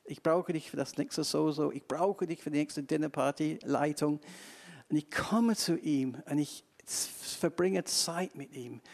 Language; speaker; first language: German; non-native, fluent; English